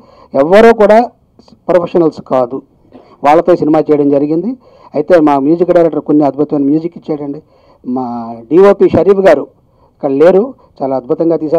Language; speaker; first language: Telugu; native; Telugu